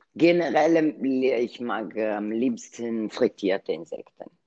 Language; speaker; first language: German; non-native, learner; Italian